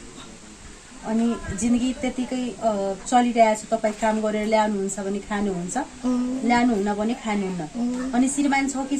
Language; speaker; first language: Nepali; non-native, local second language; Maithili